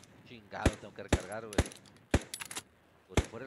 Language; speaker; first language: Spanish; native; Spanish